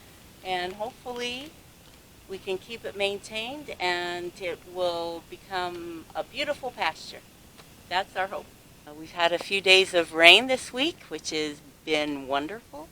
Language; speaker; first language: English; native; English